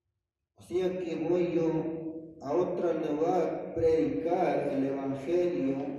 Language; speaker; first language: Spanish; non-native, fluent; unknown